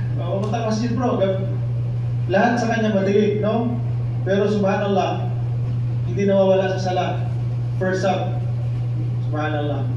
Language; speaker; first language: Filipino; non-native, local second language; Cebuano